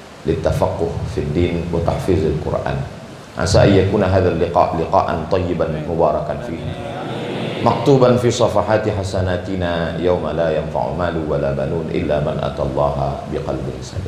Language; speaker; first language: Arabic; non-native, fluent; Indonesian